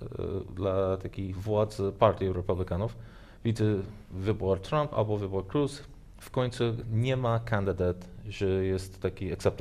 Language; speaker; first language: Polish; non-native, learner; English